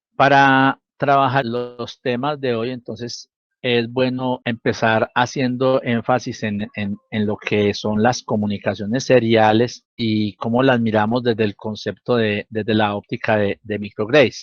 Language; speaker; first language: Spanish; native; Spanish